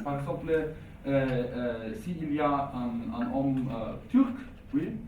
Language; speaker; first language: French; non-native, learner; German